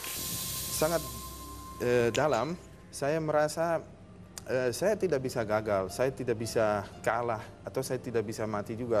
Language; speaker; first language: Indonesian; non-native, fluent; Dutch